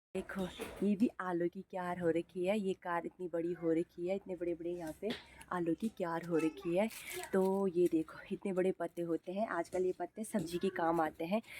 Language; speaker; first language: Hindi; non-native, local second language; Garhwali